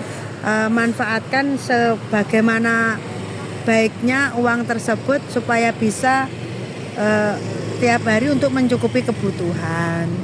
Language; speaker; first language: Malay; non-native, local second language; Javanese